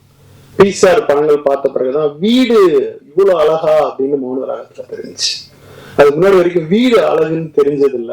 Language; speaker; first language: Tamil; native; Tamil